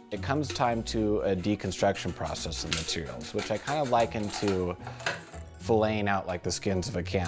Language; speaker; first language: English; native; English